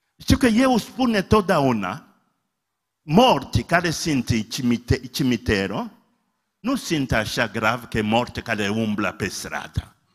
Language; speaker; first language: Romanian; non-native, fluent; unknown